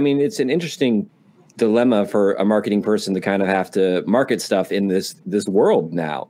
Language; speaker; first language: English; non-native, local second language; Filipino